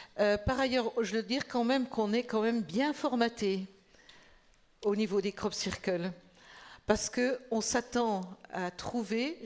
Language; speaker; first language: French; native; French